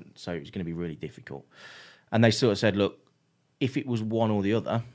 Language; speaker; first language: English; native; English